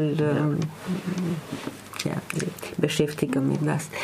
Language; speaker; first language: German; non-native, learner; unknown